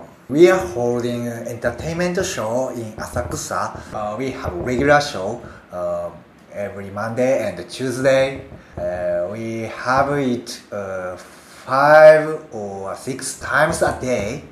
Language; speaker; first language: English; non-native, learner; Japanese